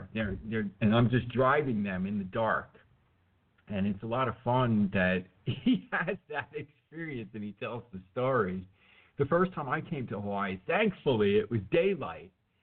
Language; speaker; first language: English; native; English